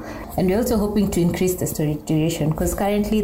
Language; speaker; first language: English; non-native, local second language; Kikuyu